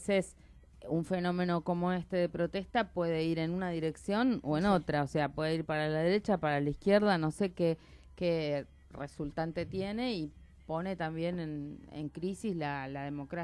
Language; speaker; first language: Spanish; native; Spanish